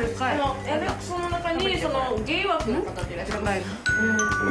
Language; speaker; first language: Japanese; native; Japanese